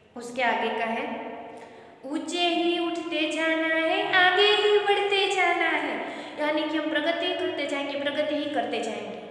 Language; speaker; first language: Hindi; non-native, local second language; Gujarati